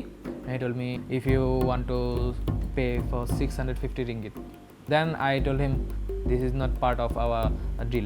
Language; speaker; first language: English; non-native, local second language; Bangla